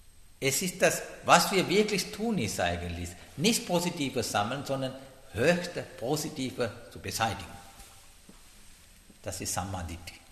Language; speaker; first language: German; non-native, learner; Sinhala